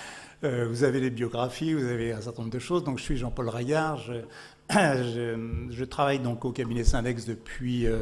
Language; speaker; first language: French; native; French